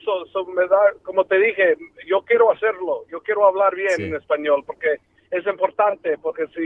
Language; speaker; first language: Spanish; early bilingual, heritage; Spanish